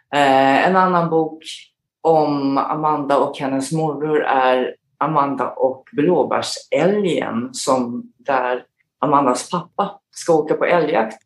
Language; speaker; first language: Swedish; native; Swedish